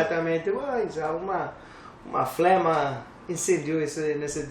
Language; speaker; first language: Portuguese; non-native, learner; English